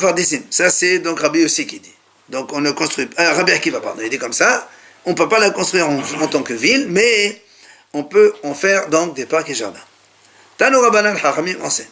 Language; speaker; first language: French; native; French